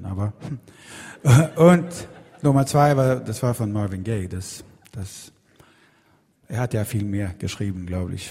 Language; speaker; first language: German; non-native, learner; Swedish